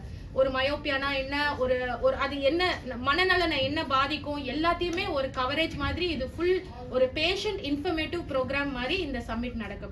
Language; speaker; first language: Tamil; native; Tamil